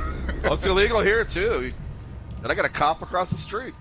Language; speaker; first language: English; native; English